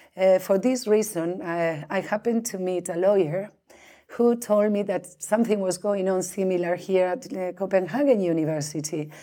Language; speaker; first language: English; non-native, fluent; Spanish